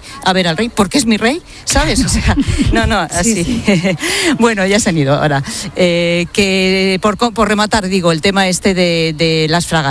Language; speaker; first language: Spanish; native; Spanish